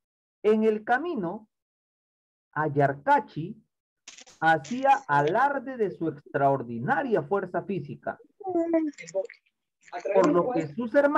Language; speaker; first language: Spanish; native; Spanish